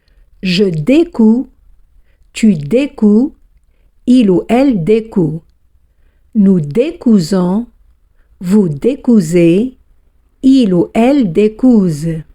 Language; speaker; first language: French; non-native, fluent; Spanish